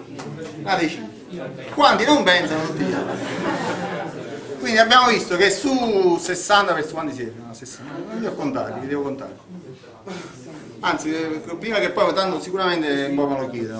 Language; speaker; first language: Italian; native; Italian